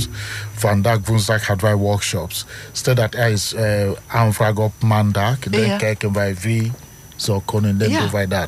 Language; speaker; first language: Dutch; non-native, fluent; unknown